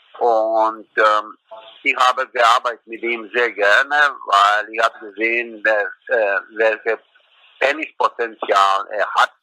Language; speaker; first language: German; non-native, fluent; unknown